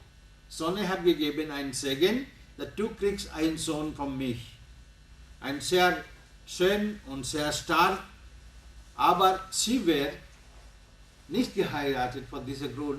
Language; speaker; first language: German; non-native, learner; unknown